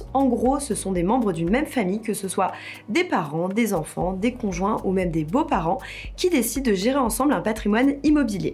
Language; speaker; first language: French; native; French